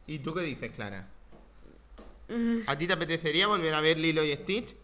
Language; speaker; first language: Spanish; native; Spanish